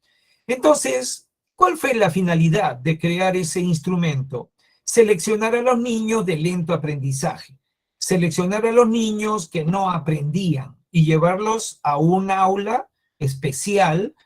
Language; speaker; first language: Spanish; native; Spanish